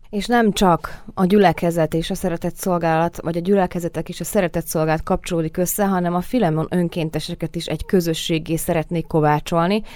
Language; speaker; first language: Hungarian; native; Hungarian